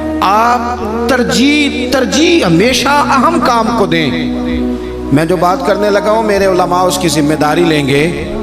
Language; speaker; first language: Urdu; non-native, local second language; Punjabi